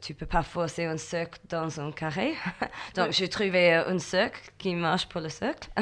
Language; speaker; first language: French; non-native, learner; English